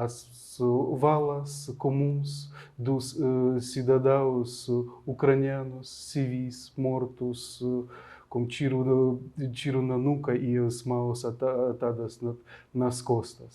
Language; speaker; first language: Portuguese; non-native, fluent; Ukrainian